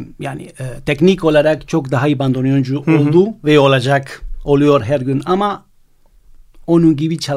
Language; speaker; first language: Turkish; non-native, fluent; Spanish